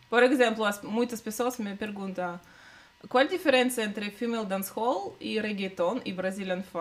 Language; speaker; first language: Portuguese; non-native, learner; Russian